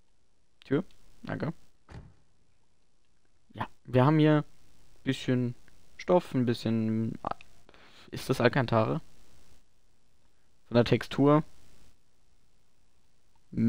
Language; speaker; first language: German; native; German